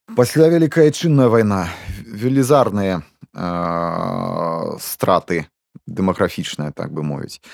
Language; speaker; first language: Belarusian; non-native, local second language; Russian